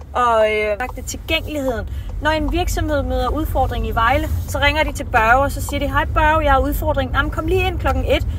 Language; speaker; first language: Danish; early bilingual, other home language; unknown